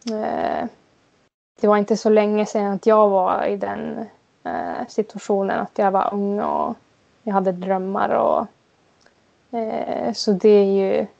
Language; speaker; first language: Swedish; non-native, local second language; Finnish